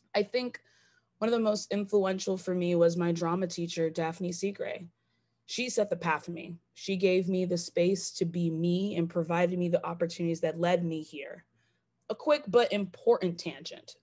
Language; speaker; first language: English; native; English